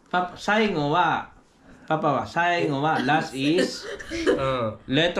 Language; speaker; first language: Japanese; non-native, learner; Filipino